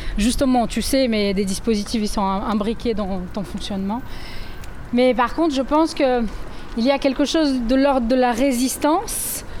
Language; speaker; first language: French; non-native, fluent; Portuguese